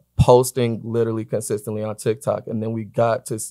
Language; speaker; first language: English; native; English